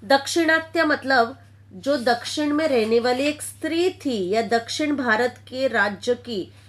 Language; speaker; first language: Hindi; non-native, local second language; Marathi